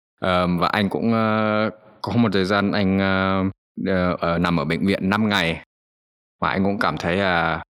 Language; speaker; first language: Vietnamese; native; Vietnamese